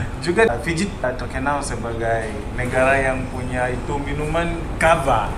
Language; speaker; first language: Indonesian; non-native, fluent; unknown